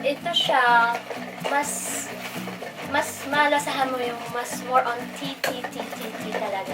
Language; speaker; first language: Filipino; non-native, local second language; Cebuano